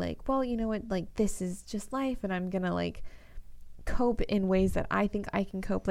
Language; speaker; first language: English; native; English